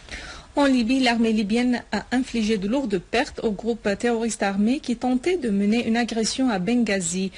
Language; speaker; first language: French; non-native, fluent; Arabic